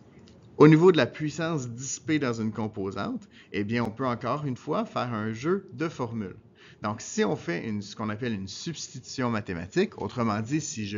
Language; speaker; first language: French; native; French